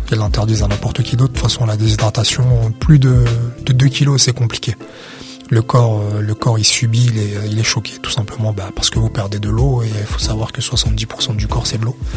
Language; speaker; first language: French; early bilingual, other home language; Arabic